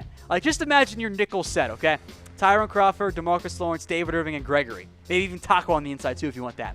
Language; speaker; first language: English; native; English